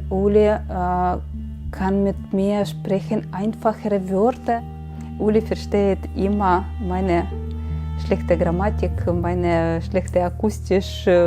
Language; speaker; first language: German; non-native, learner; Ukrainian